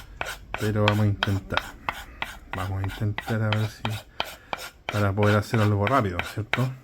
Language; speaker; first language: Spanish; native; Spanish